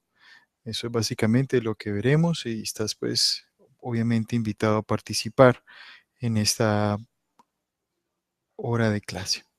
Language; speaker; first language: Spanish; native; Spanish